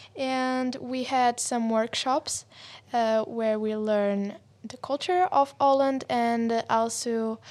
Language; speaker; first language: English; non-native, learner; Portuguese